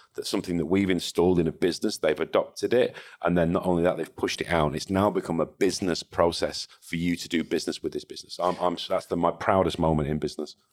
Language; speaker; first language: English; native; English